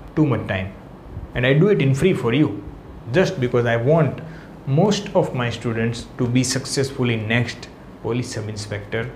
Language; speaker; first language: English; non-native, local second language; Gujarati